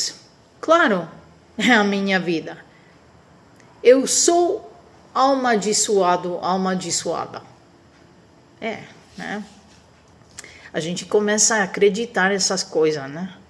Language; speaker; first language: Portuguese; non-native, fluent; Spanish